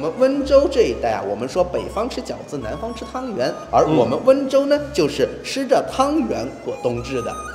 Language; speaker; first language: Chinese; native; Chinese